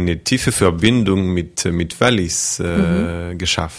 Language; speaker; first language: German; non-native, fluent; French